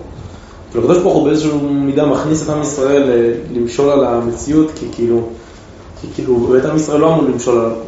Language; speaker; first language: Hebrew; native; Hebrew